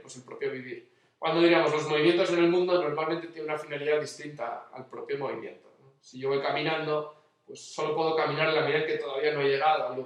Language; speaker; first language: Spanish; native; Spanish